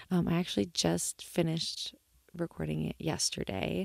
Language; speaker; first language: English; native; English